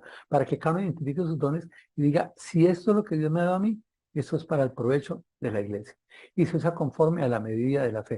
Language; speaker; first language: Spanish; native; Spanish